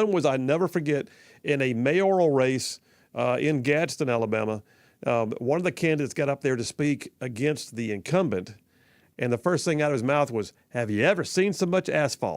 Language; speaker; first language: English; native; English